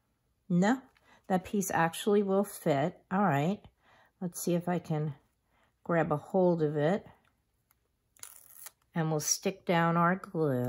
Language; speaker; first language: English; native; English